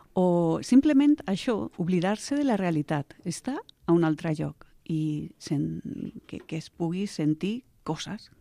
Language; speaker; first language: Catalan; non-native, local second language; Spanish